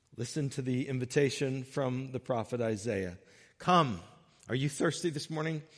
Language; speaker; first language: English; native; English